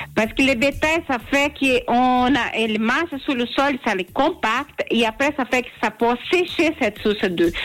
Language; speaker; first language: French; non-native, learner; Portuguese